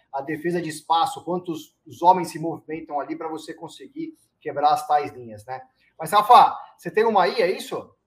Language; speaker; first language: Portuguese; native; Portuguese